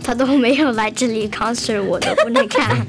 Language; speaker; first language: Chinese; early bilingual, other home language; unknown